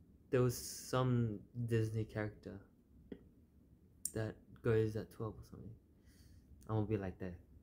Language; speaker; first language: English; early bilingual, other home language; Korean